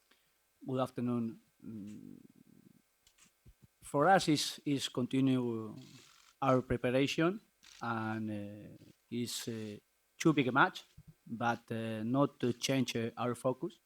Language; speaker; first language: English; non-native, learner; Spanish